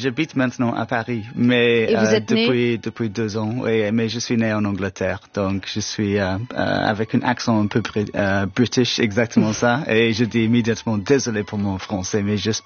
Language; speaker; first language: French; non-native, learner; English